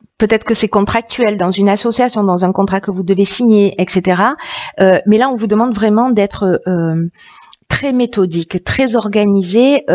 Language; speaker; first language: French; native; French